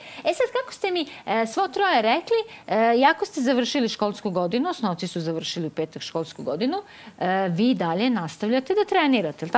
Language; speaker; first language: Croatian; native; Croatian